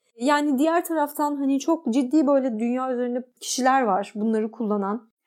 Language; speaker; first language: Turkish; native; Turkish